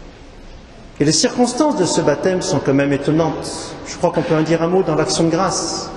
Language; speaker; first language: French; native; French